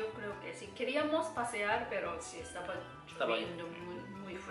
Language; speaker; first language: Spanish; non-native, learner; Japanese